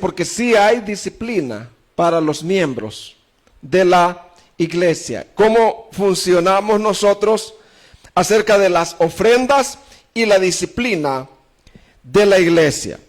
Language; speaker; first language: Spanish; native; Spanish